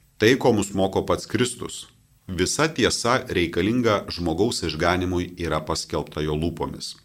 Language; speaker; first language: Lithuanian; non-native, local second language; Polish